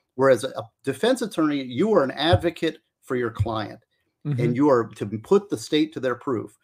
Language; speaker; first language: English; native; English